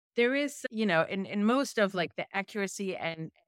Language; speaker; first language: English; non-native, fluent; German